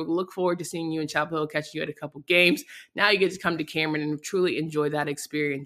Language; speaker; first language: English; native; English